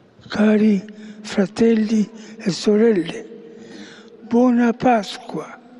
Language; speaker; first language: Italian; non-native, fluent; Spanish